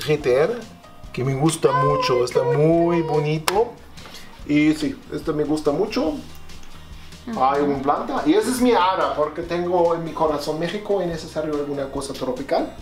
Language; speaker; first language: Spanish; non-native, fluent; German